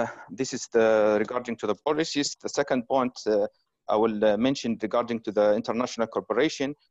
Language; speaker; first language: English; non-native, fluent; Arabic